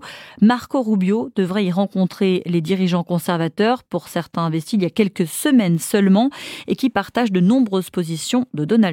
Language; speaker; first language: French; native; French